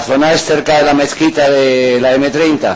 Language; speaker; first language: Spanish; native; Spanish